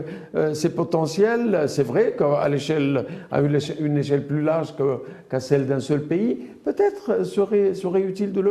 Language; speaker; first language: French; non-native, local second language; Arabic